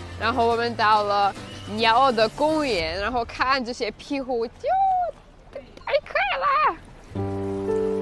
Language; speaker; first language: Chinese; non-native, fluent; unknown